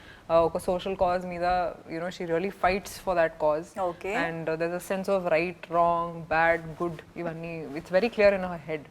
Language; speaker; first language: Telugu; non-native, local second language; Hindi